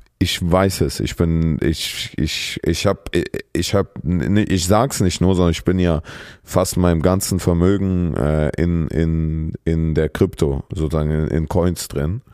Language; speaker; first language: German; early bilingual, other home language; Russian